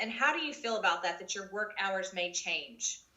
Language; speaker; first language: English; native; English